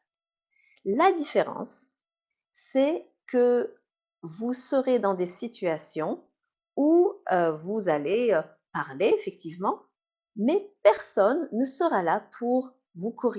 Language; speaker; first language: French; native; French